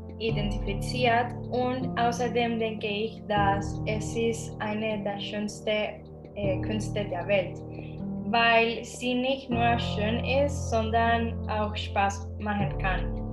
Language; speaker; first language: German; non-native, learner; Spanish